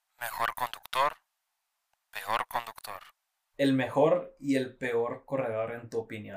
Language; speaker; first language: Spanish; native; Spanish